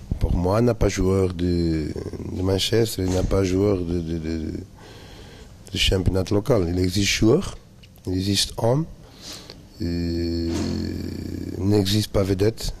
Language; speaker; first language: French; non-native, learner; Portuguese